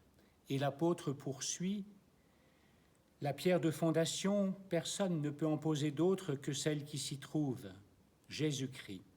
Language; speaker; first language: French; native; French